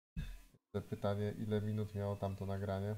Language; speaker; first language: Polish; native; Polish